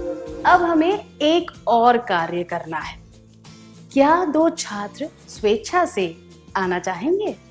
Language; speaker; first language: Hindi; native; Hindi